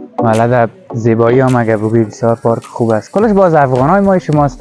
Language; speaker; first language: Persian; native; Persian